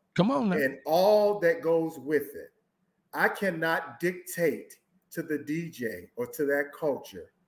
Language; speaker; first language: English; native; English